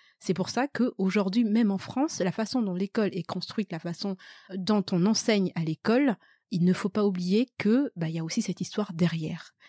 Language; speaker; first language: French; early bilingual, other home language; Malagasy